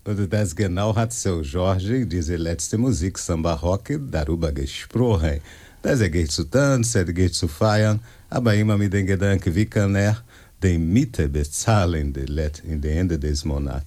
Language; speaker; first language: German; non-native, learner; Portuguese